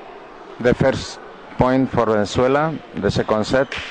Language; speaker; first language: English; non-native, learner; Spanish